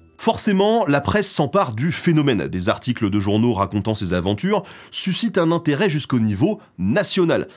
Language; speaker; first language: French; native; French